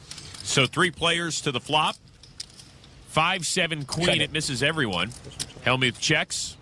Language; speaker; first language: English; native; English